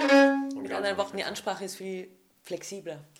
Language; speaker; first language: German; native; German